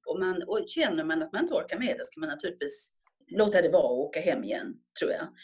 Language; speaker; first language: Swedish; native; Swedish